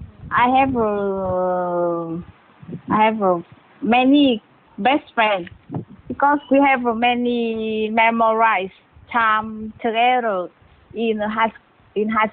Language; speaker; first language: English; non-native, learner; Vietnamese